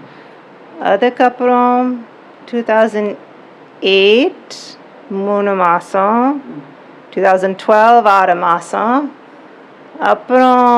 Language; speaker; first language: Tamil; non-native, learner; English